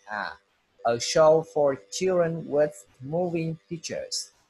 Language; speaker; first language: English; non-native, fluent; Vietnamese